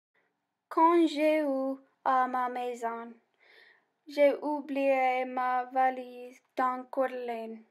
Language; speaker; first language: French; non-native, learner; English